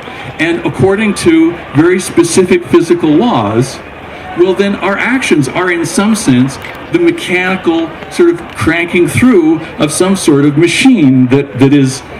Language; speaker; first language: English; native; English